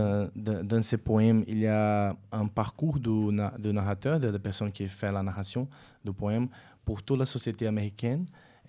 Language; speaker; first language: French; non-native, fluent; Portuguese